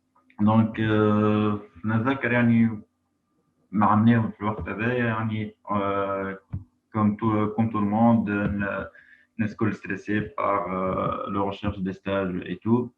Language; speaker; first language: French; non-native, local second language; Arabic